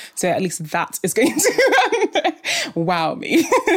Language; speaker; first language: English; native; English